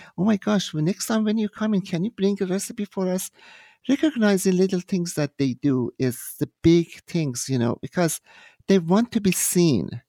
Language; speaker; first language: English; non-native, fluent; Persian